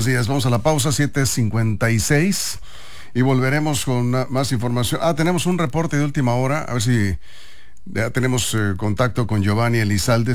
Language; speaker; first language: Spanish; native; Spanish